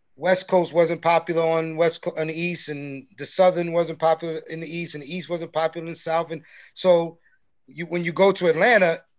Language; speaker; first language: English; native; English